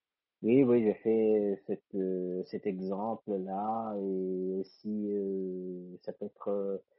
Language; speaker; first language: French; non-native, fluent; Italian